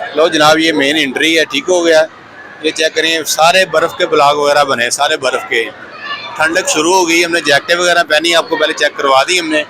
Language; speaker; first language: Urdu; non-native, local second language; Punjabi